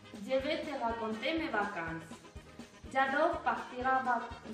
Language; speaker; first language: French; non-native, learner; Spanish